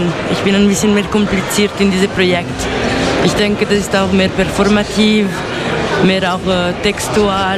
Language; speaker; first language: German; non-native, local second language; Italian